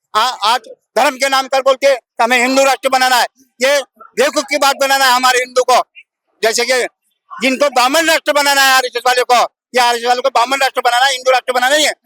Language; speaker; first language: Hindi; non-native, local second language; Marathi